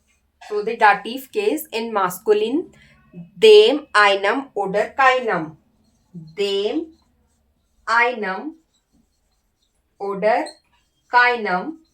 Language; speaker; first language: German; non-native, learner; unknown